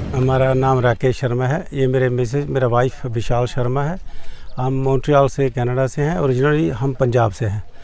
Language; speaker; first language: Hindi; non-native, local second language; Punjabi